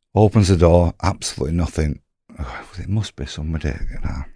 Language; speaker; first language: English; native; English